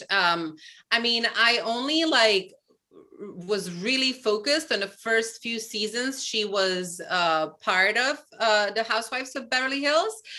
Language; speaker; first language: English; non-native, fluent; Albanian